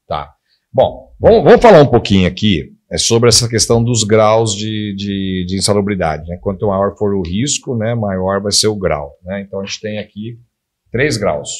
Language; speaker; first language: Portuguese; native; Portuguese